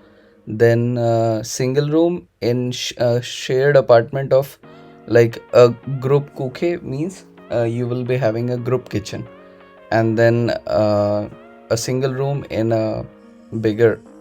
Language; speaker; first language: English; non-native, local second language; Hindi